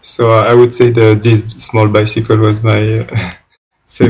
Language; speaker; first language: English; non-native, fluent; French